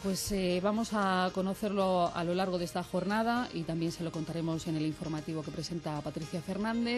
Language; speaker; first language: Spanish; native; Spanish